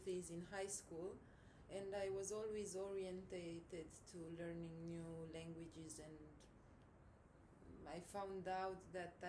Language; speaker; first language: English; non-native, fluent; Romanian